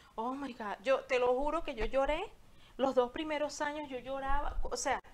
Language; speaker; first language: Spanish; native; Spanish